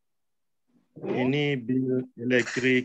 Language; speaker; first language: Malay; non-native, learner; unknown